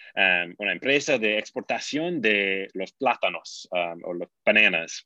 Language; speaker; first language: Spanish; non-native, fluent; English